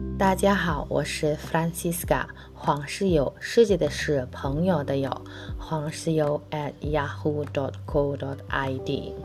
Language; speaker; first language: Chinese; non-native, fluent; Indonesian